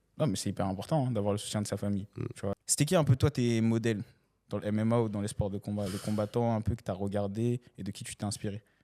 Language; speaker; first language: French; native; French